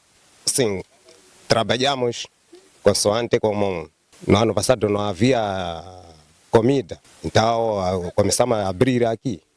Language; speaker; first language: Portuguese; non-native, local second language; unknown